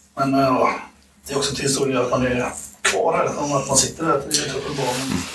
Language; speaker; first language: Swedish; early bilingual, other home language; Spanish